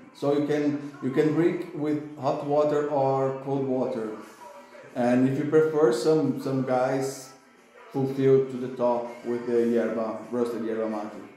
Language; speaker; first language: English; non-native, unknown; Portuguese